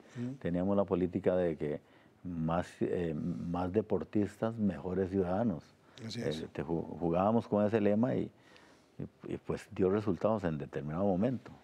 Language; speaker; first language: Spanish; native; Spanish